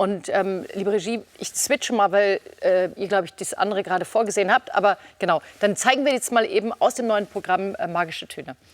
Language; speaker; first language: German; native; German